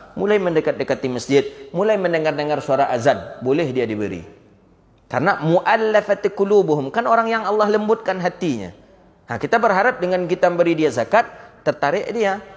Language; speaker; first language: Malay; non-native, local second language; Minangkabau